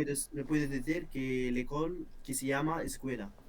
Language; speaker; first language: Spanish; non-native, learner; Arabic